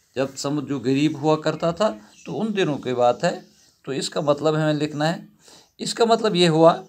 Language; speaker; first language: Urdu; non-native, local second language; Kashmiri